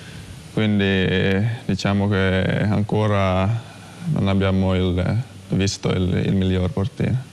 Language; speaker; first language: Italian; non-native, fluent; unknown